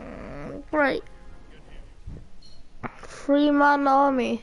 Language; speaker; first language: English; native; English